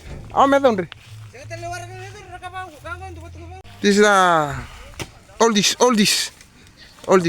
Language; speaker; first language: English; non-native, local second language; Fijian